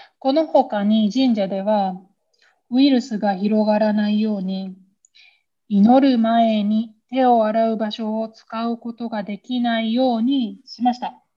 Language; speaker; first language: Japanese; native; Japanese